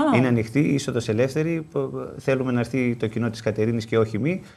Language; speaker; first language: Greek; native; Greek